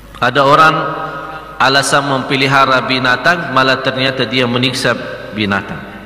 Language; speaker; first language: Malay; non-native, fluent; Arabic